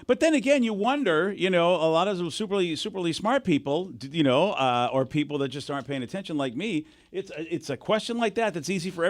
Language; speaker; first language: English; native; English